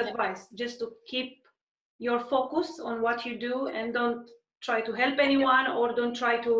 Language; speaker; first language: English; non-native, fluent; Romanian